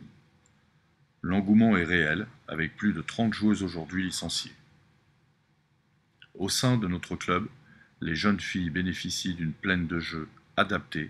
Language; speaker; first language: French; native; French